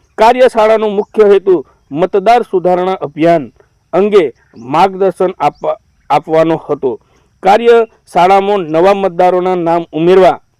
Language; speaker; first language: Gujarati; native; Gujarati